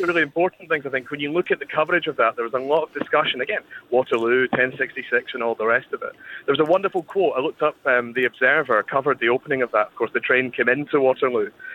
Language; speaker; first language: English; native; English